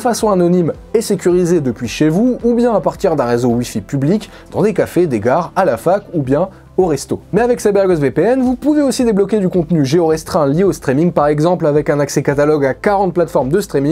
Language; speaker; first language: French; native; French